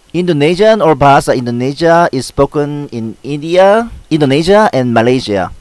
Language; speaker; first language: English; non-native, fluent; Korean